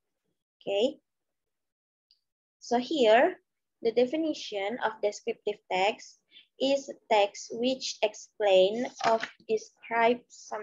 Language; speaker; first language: English; non-native, learner; Indonesian